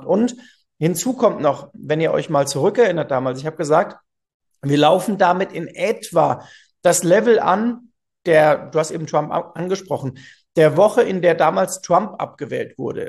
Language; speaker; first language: German; native; German